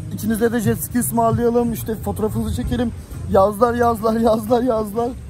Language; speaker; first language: Turkish; native; Turkish